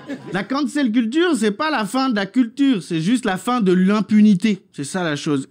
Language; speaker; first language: French; native; French